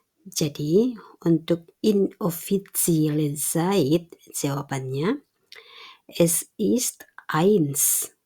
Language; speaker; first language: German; non-native, fluent; Indonesian